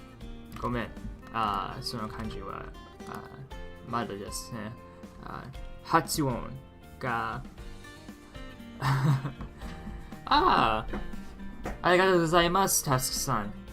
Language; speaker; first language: Japanese; non-native, learner; English